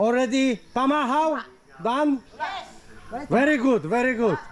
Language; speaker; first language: English; non-native, learner; Polish